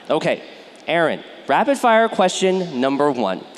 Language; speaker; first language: English; native; English